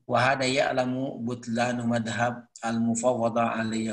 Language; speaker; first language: Arabic; non-native, fluent; Indonesian